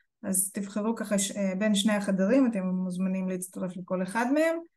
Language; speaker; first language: Hebrew; native; Hebrew